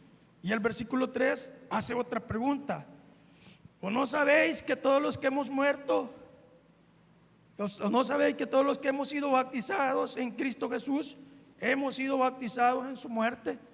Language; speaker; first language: Spanish; native; Spanish